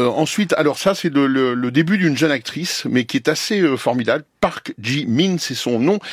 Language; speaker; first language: French; native; French